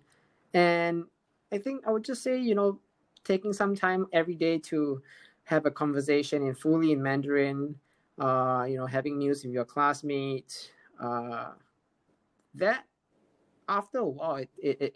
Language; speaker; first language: English; native; English